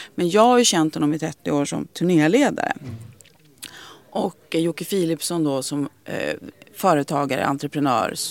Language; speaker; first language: Swedish; native; Swedish